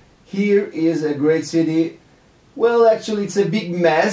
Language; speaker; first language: English; non-native, fluent; Turkish